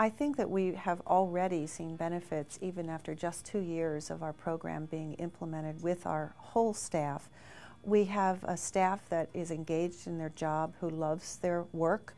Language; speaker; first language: English; native; English